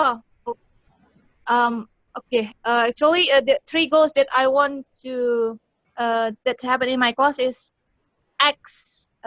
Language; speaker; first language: English; non-native, learner; Indonesian